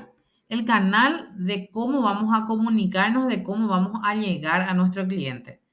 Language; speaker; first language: Spanish; native; Spanish